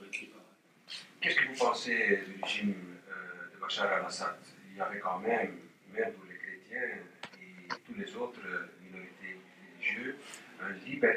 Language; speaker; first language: French; non-native, local second language; Dutch